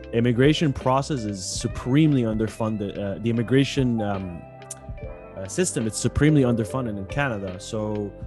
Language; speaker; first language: English; early bilingual, other home language; Arabic